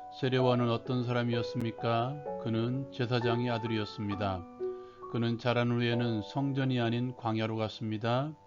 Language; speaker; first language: Korean; native; Korean